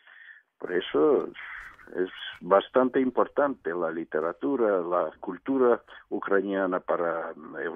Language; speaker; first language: Spanish; non-native, fluent; Russian